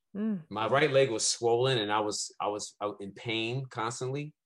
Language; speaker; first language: English; native; English